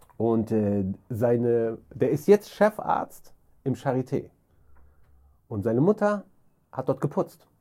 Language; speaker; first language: German; early bilingual, other home language; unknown